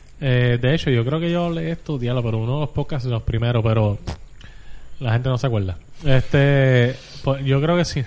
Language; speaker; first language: Spanish; native; Spanish